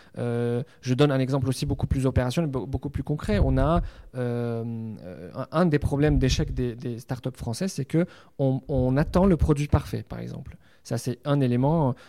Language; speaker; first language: French; non-native, local second language; Arabic